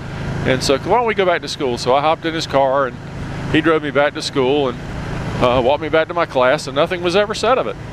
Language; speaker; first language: English; native; English